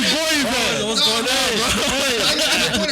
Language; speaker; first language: English; early bilingual, other home language; Spanish